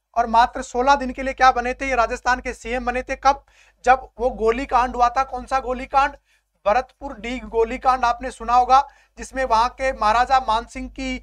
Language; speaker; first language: Hindi; native; Hindi